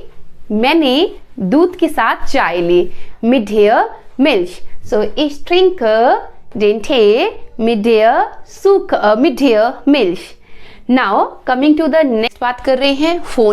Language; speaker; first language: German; non-native, learner; Hindi